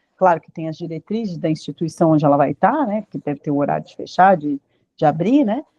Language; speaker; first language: Portuguese; native; Portuguese